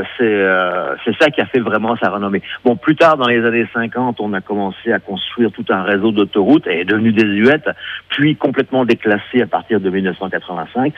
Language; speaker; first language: French; native; French